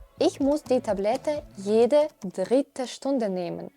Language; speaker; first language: German; non-native, fluent; Ukrainian